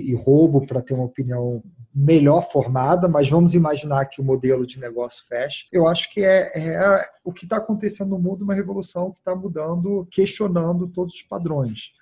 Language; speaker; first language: Portuguese; early bilingual, heritage; Portuguese